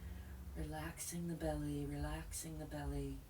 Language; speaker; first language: English; native; English